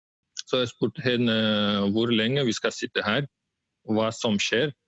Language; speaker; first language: Norwegian; non-native, learner; Russian